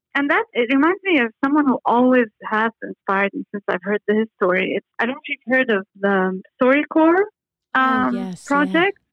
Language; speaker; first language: English; non-native, fluent; Arabic